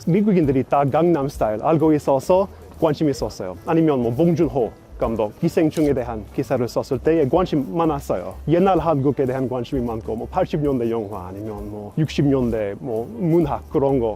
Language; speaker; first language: Korean; non-native, fluent; English